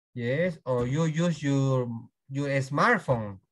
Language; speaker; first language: English; non-native, learner; Spanish